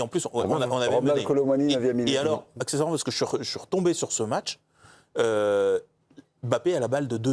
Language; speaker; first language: French; native; French